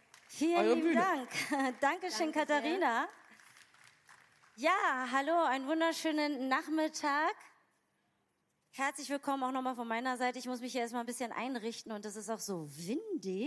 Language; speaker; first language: German; native; German